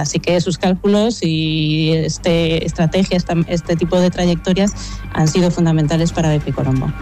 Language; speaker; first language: Spanish; native; Spanish